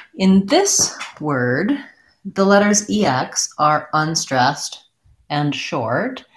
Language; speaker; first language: English; native; English